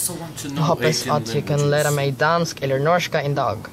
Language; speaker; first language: Swedish; non-native, learner; Filipino